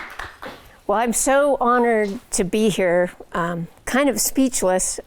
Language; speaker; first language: English; native; English